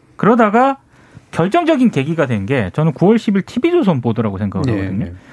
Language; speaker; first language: Korean; native; Korean